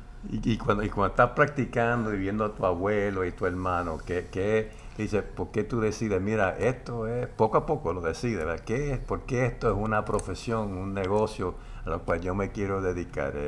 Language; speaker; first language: Spanish; native; Spanish